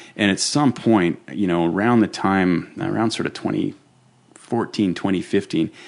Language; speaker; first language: English; native; English